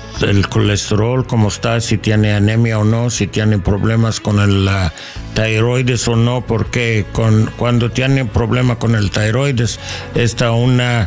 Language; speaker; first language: Spanish; non-native, learner; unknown